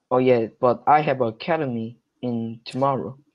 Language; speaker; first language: English; non-native, learner; Korean